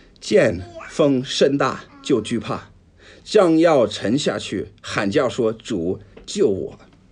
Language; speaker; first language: Chinese; non-native, fluent; English